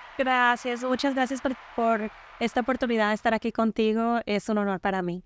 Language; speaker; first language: Spanish; non-native, local second language; Mixtepec Mixtec